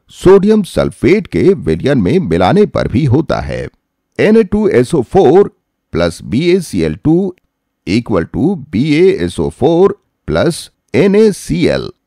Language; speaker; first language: Hindi; native; Hindi